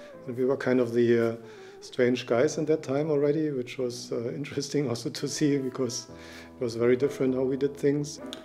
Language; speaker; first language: English; non-native, fluent; German